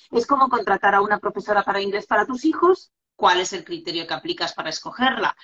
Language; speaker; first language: Spanish; non-native, fluent; Polish